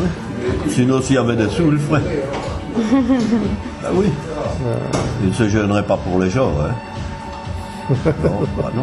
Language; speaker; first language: French; native; French